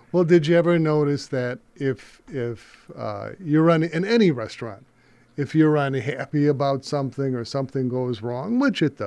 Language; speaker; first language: English; native; English